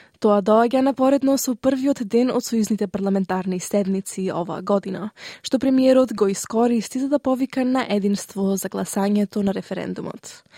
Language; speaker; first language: Macedonian; native; Macedonian